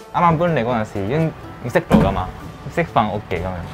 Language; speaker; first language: Cantonese; non-native, learner; Japanese